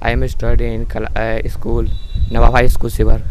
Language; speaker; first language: English; non-native, learner; Hindi